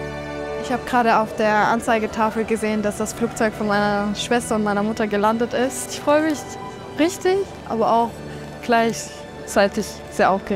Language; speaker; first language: German; early bilingual, other home language; Kurdish